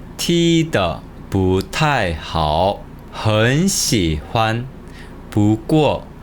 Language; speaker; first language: Chinese; non-native, fluent; Korean